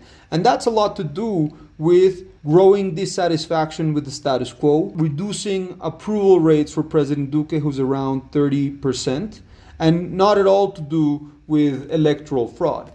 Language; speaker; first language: English; non-native, fluent; Spanish